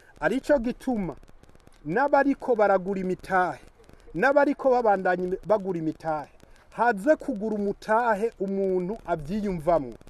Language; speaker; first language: Rundi; native; Rundi